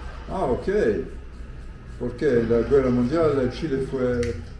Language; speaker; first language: Spanish; non-native, learner; Luxembourgish